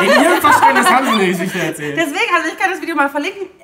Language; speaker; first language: German; native; German